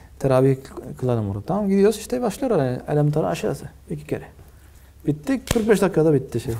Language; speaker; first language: Turkish; non-native, fluent; Spanish